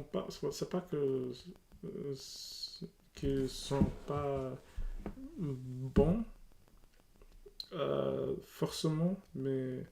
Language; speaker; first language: French; non-native, learner; English